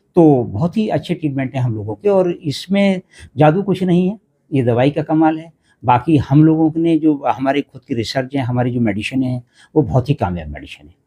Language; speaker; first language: Hindi; native; Hindi